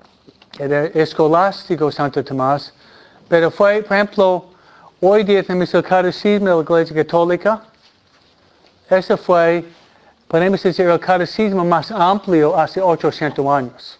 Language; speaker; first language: Spanish; non-native, fluent; English